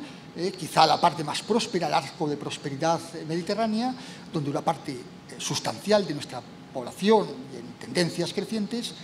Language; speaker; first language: Spanish; native; Spanish